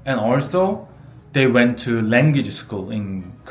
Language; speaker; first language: English; non-native, fluent; Korean